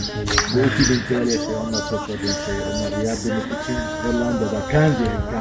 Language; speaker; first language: Turkish; non-native, learner; Chechen